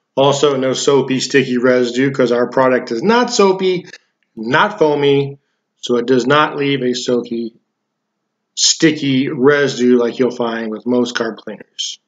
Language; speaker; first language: English; native; English